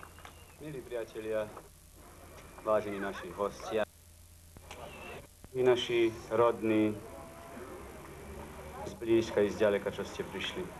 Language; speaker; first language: Slovak; native; Slovak